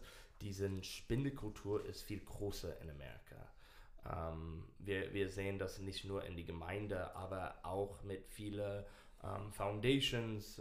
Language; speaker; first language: German; non-native, learner; English